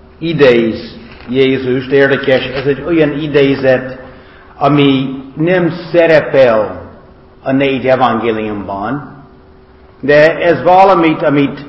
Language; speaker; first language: Hungarian; non-native, learner; English